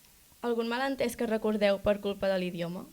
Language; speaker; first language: Catalan; native; Catalan